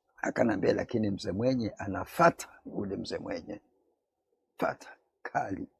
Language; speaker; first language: Swahili; native; Swahili